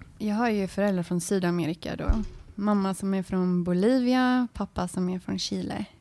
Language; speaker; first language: Swedish; early bilingual, other home language; Spanish